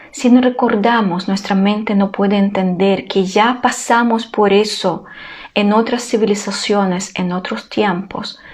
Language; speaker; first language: Spanish; non-native, fluent; Ukrainian